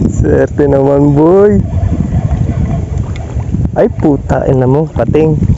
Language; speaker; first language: Filipino; native; Filipino